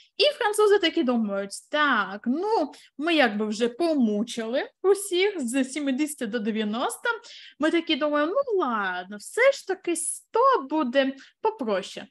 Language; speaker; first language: Ukrainian; non-native, local second language; Russian